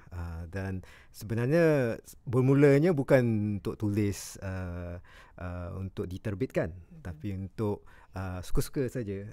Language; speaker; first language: Malay; native; Malay